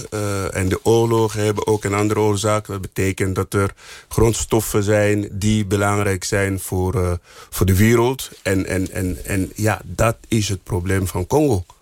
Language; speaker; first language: Dutch; non-native, fluent; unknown